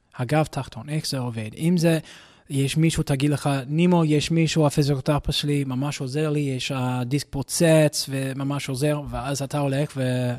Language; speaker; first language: Hebrew; non-native, learner; English